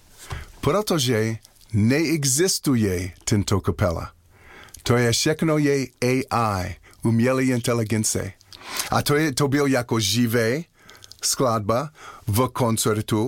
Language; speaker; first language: Czech; non-native, learner; English